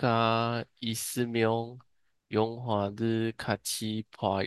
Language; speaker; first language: Korean; non-native, learner; Chinese